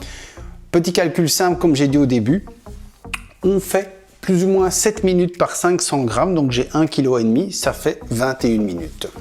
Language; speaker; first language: French; native; French